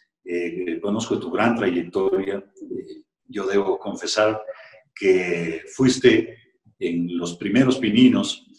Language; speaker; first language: Spanish; native; Spanish